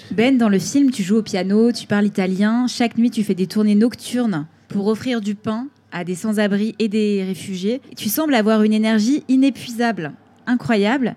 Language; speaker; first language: French; native; French